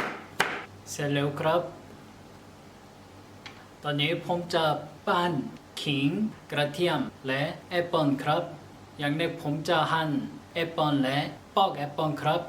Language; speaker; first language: Thai; non-native, learner; Korean